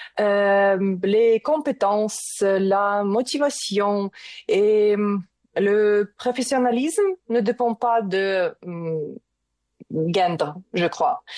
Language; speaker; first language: French; non-native, learner; Ukrainian